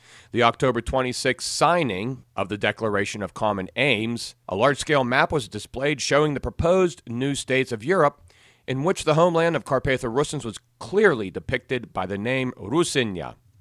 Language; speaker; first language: English; native; English